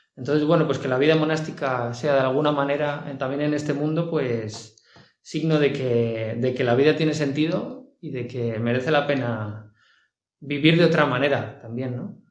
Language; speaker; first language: Spanish; native; Spanish